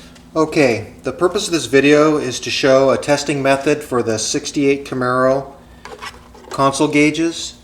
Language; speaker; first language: English; native; English